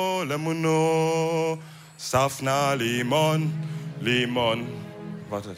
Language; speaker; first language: German; early bilingual, other home language; Wolof